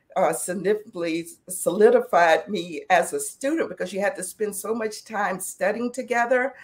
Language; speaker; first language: English; native; English